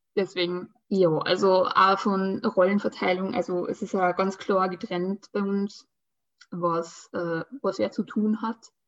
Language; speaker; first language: German; early bilingual, other home language; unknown